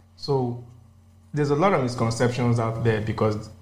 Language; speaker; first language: English; non-native, local second language; Yoruba